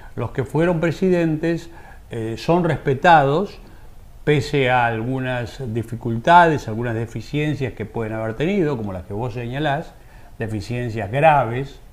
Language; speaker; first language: Spanish; native; Spanish